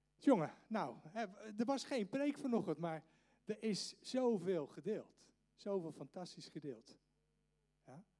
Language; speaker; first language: Dutch; native; Dutch